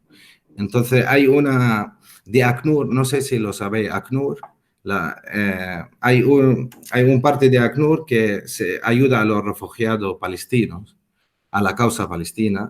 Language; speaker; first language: Spanish; non-native, fluent; Arabic